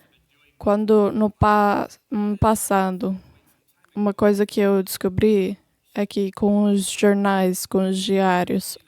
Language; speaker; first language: Portuguese; non-native, fluent; English